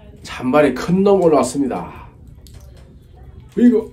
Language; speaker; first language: Korean; native; Korean